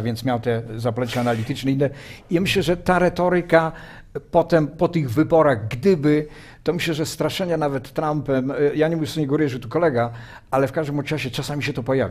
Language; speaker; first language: Polish; native; Polish